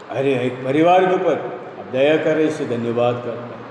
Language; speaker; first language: Hindi; non-native, local second language; Tamil